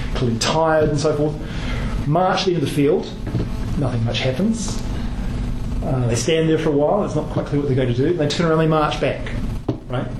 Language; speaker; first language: English; native; English